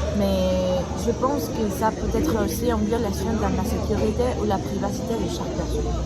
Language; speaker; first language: French; non-native, learner; Spanish